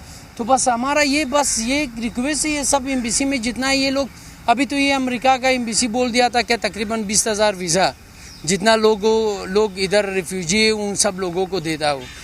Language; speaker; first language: Hindi; non-native, fluent; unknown